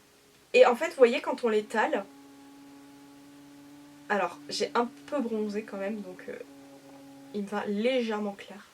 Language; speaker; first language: French; native; French